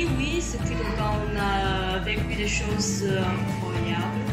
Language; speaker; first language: French; non-native, fluent; Chinese